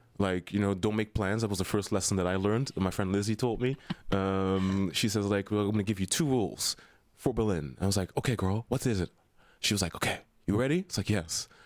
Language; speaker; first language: English; non-native, fluent; Dutch